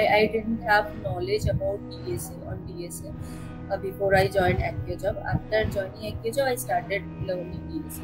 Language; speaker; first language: English; non-native, local second language; Bangla